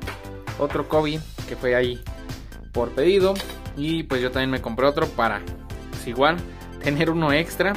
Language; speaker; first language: Spanish; native; Spanish